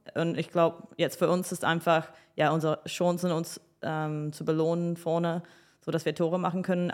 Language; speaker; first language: German; early bilingual, heritage; English